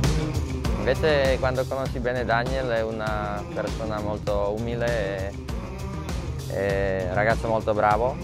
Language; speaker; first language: Italian; non-native, learner; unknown